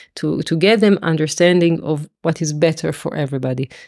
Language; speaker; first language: English; non-native, fluent; Hebrew